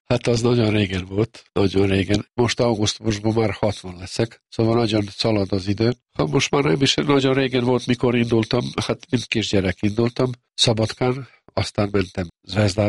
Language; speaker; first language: Hungarian; non-native, local second language; Serbian